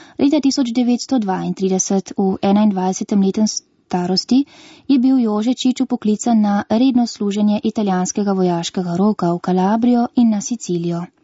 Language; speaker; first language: Slovenian; native; Slovenian